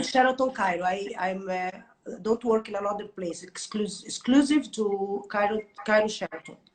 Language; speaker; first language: English; non-native, learner; Portuguese